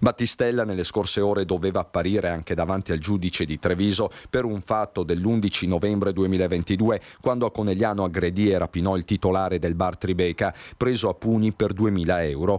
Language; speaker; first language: Italian; native; Italian